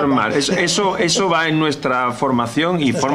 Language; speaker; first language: Spanish; native; Spanish